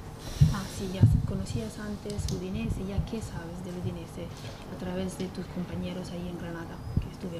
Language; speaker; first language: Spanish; non-native, fluent; Italian